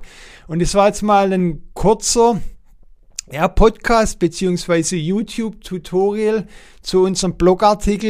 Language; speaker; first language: German; native; German